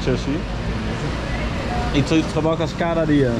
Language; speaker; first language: Spanish; non-native, learner; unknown